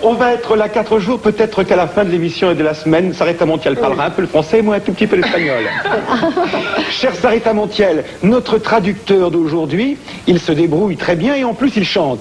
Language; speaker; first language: French; native; French